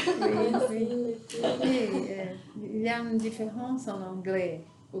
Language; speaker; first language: French; non-native, learner; Portuguese